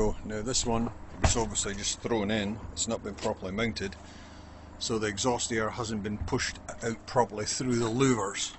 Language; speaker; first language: English; native; English